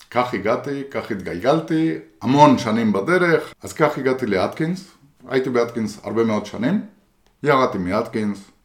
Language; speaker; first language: Hebrew; non-native, fluent; Spanish